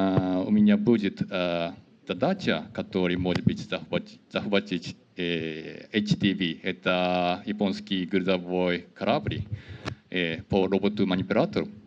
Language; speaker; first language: Russian; non-native, learner; Japanese